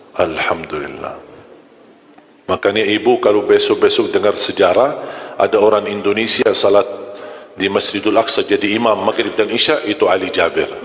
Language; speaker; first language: Malay; non-native, fluent; Arabic